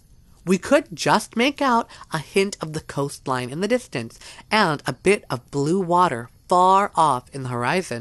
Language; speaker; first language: English; native; English